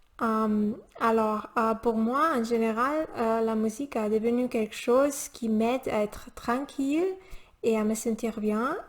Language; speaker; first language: French; non-native, learner; Spanish